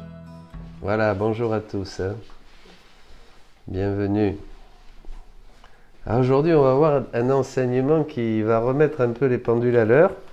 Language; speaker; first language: French; native; French